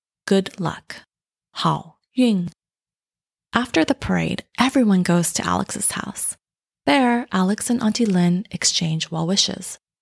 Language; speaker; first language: English; early bilingual, other home language; Chinese